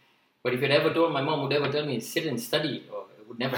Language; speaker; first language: English; non-native, local second language; Gujarati